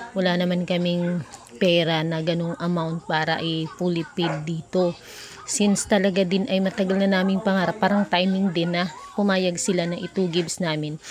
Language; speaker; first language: Filipino; native; Filipino